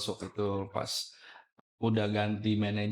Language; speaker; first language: Indonesian; native; Indonesian